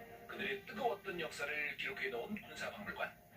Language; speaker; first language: Korean; native; Korean